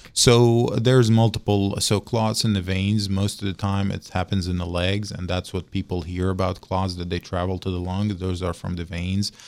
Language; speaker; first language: English; non-native, fluent; Arabic